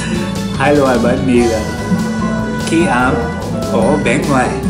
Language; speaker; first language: Vietnamese; non-native, learner; Japanese